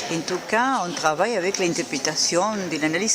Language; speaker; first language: French; non-native, fluent; Spanish